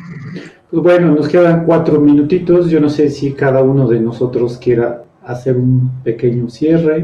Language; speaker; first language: Spanish; native; Spanish